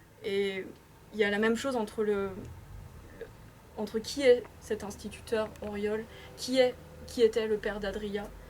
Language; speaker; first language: French; native; French